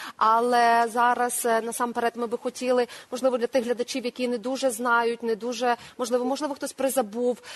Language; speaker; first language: Ukrainian; native; Ukrainian